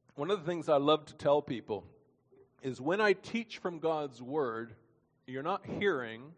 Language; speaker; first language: English; native; English